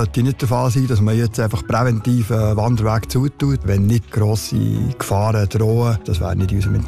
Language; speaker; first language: German; native; German